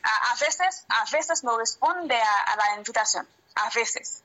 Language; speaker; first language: Spanish; non-native, learner; Haitian Creole